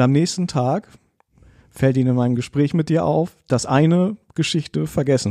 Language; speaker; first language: German; native; German